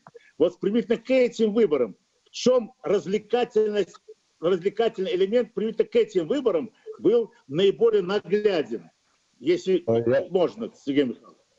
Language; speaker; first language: Russian; native; Russian